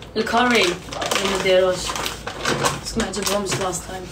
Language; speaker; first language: Arabic; early bilingual, heritage; Arabic